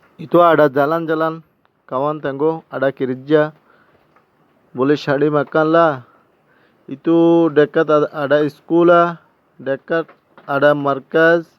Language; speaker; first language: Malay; non-native, learner; Bangla